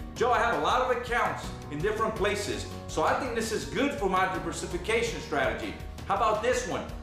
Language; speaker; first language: English; native; English